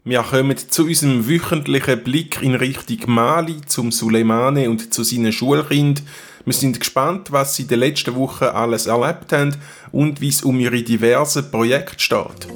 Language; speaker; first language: German; native; German